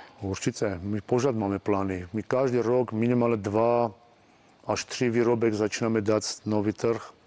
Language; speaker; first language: Czech; non-native, fluent; Armenian